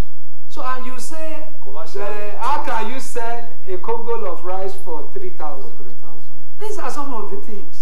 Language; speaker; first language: English; non-native, local second language; Yoruba